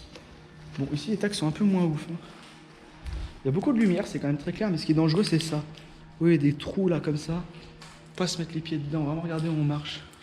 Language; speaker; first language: French; native; French